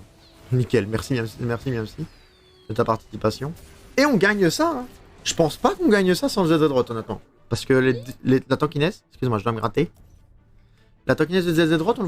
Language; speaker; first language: French; native; French